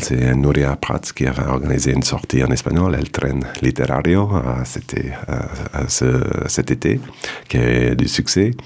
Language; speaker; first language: French; non-native, fluent; English